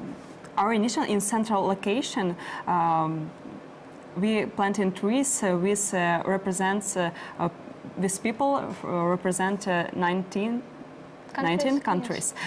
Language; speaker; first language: English; non-native, learner; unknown